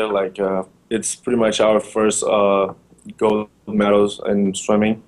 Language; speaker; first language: English; non-native, learner; Portuguese